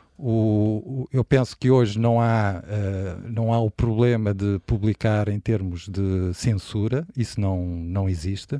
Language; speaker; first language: Portuguese; native; Portuguese